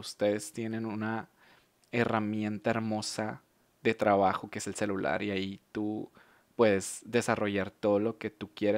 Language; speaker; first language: Spanish; native; Spanish